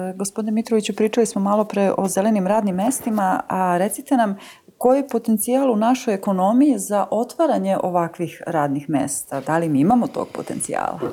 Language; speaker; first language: Serbian; native; Serbian